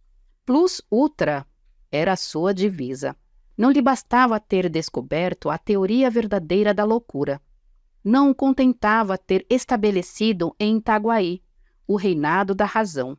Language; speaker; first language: Portuguese; native; Portuguese